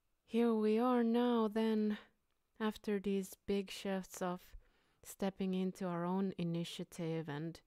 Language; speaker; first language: English; non-native, fluent; Finnish